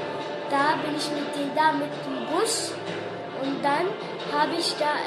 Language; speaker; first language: German; non-native, learner; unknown